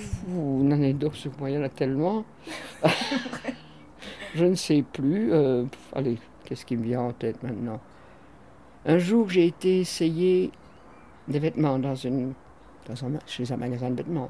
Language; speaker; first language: French; native; French